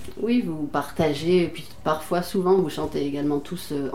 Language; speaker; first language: French; native; French